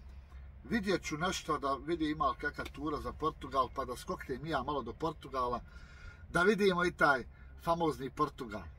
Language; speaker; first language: Croatian; native; Croatian